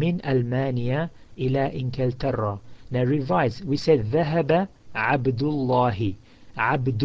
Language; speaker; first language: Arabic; non-native, fluent; English